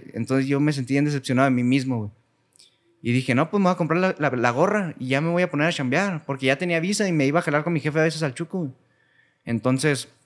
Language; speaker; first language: Spanish; native; Spanish